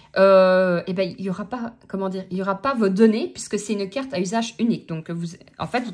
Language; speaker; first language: French; native; French